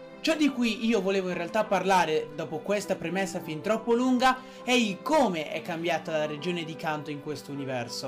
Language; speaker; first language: Italian; native; Italian